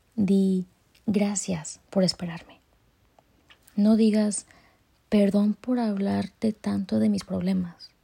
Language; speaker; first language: Spanish; early bilingual, heritage; Spanish